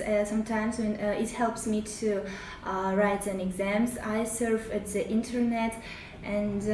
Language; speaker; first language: English; non-native, learner; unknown